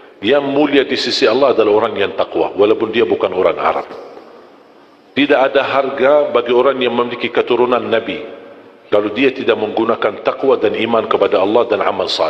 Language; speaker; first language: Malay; non-native, fluent; Arabic